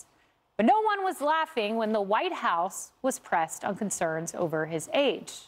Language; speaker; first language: English; native; English